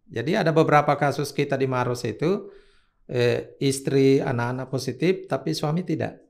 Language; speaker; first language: Indonesian; native; Indonesian